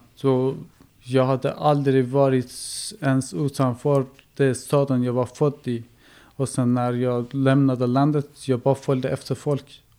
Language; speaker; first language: Swedish; non-native, fluent; Persian